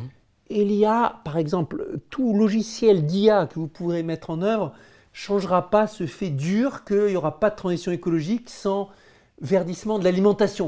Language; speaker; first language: French; native; French